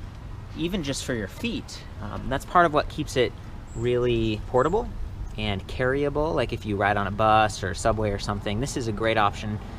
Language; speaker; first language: English; native; English